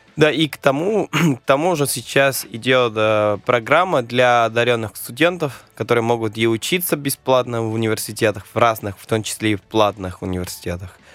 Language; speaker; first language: Russian; non-native, fluent; Spanish